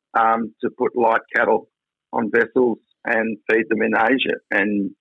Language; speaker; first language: English; native; English